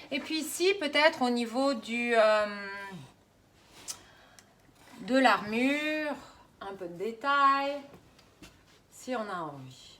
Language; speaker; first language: French; native; French